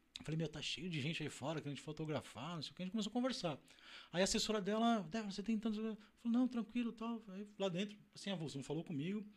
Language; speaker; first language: Portuguese; native; Portuguese